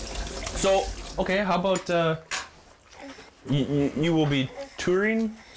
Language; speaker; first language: English; non-native, fluent; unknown